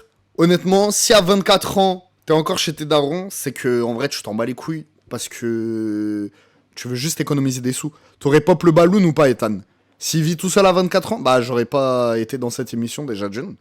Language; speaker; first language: French; native; French